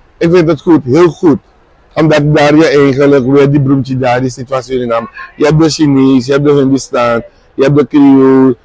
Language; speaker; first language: Dutch; native; Dutch